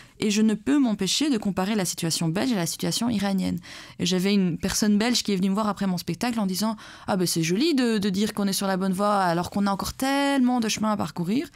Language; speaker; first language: French; early bilingual, other home language; Persian